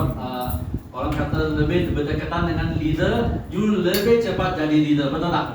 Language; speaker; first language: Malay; non-native, local second language; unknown